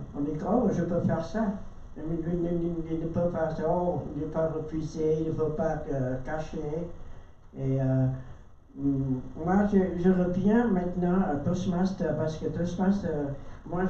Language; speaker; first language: French; non-native, learner; Vietnamese